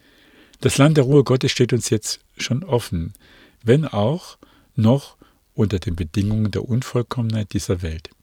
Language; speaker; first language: German; native; German